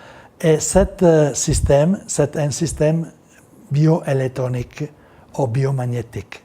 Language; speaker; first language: French; non-native, learner; Italian